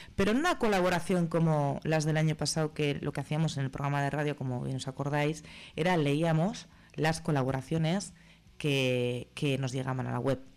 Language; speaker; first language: Spanish; native; Spanish